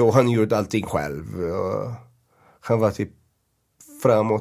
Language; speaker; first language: Swedish; non-native, fluent; Portuguese